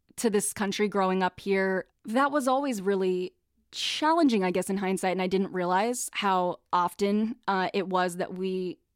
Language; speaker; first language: English; native; English